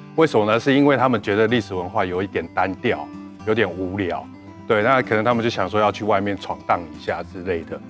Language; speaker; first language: Chinese; native; Chinese